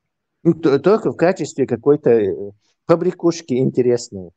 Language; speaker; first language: Russian; non-native, local second language; Chechen